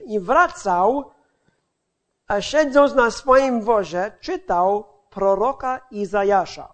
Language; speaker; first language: Polish; non-native, fluent; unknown